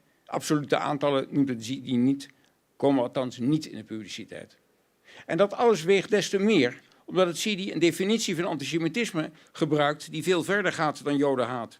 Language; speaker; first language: Dutch; native; Dutch